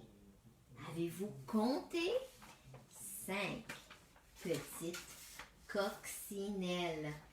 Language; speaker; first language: French; native; French